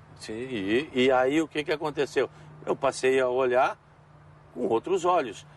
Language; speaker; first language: Portuguese; native; Portuguese